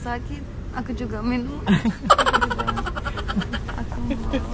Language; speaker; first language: Indonesian; non-native, learner; Turkish